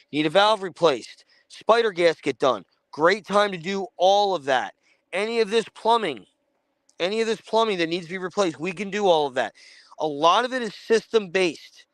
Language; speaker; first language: English; native; English